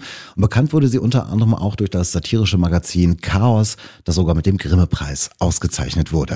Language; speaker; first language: German; native; German